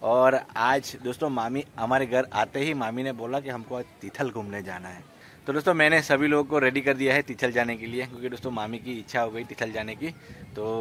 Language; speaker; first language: Hindi; non-native, local second language; Gujarati